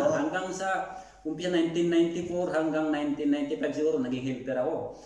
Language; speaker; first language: Filipino; native; Filipino